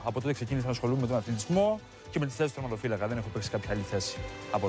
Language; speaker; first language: Greek; native; Greek